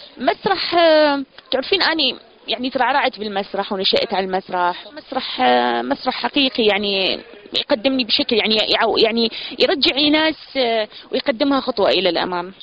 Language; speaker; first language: Arabic; native; Arabic